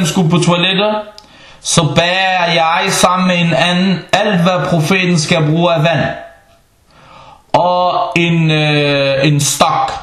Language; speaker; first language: Danish; non-native, fluent; Arabic